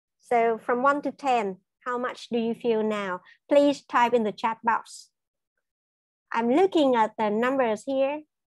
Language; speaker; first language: English; non-native, fluent; Vietnamese